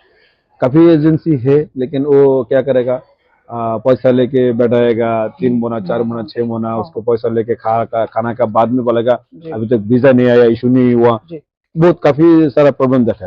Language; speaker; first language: Hindi; non-native, local second language; Bangla